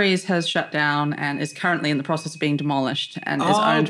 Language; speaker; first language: English; native; English